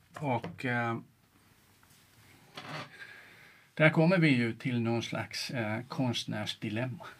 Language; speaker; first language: Swedish; non-native, local second language; Finnish